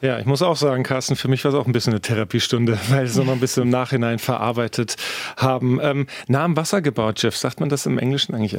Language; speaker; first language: German; native; German